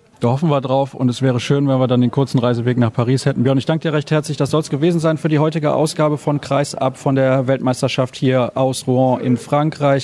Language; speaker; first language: German; native; German